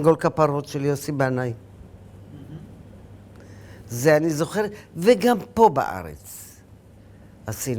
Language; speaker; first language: Hebrew; early bilingual, other home language; Arabic